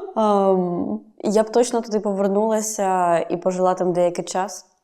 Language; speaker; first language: Ukrainian; native; Ukrainian